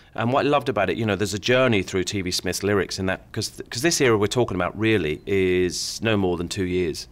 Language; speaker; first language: English; native; English